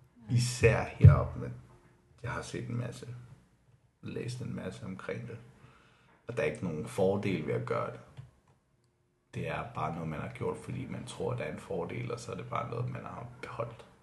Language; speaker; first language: Danish; non-native, local second language; Kalaallisut